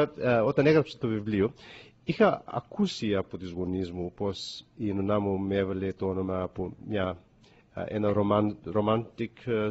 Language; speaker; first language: Greek; early bilingual, other home language; English